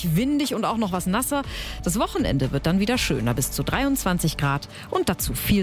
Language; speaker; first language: German; native; German